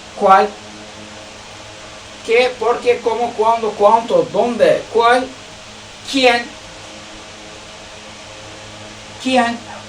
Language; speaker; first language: Spanish; non-native, learner; Turkish